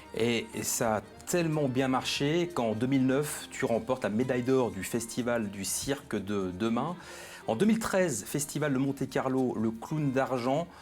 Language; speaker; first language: French; native; French